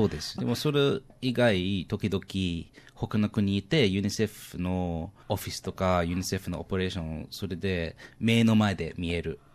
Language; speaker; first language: Japanese; non-native, learner; English